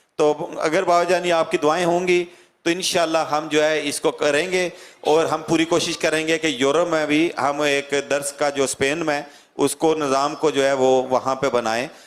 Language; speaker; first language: Urdu; non-native, local second language; Punjabi